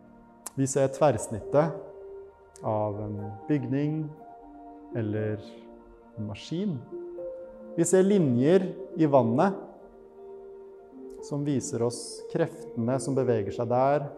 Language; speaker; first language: Norwegian; native; Norwegian